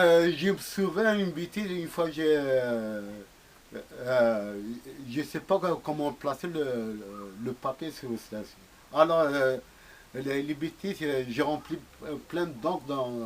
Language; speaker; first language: French; non-native, local second language; Arabic